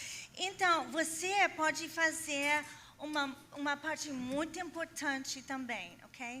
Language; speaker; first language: Portuguese; non-native, fluent; English